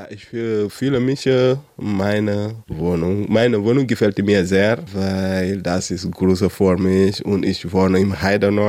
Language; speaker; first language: German; non-native, learner; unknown